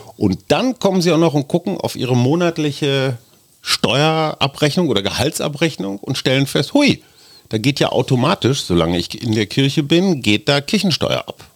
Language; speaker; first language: German; native; German